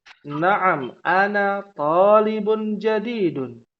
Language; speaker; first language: Arabic; non-native, fluent; Indonesian